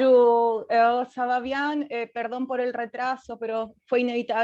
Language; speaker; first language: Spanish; native; Spanish